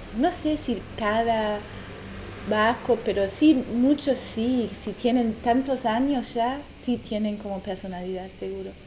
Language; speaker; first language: Spanish; non-native, fluent; German